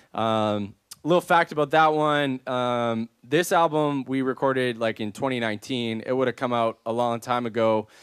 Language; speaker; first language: English; native; English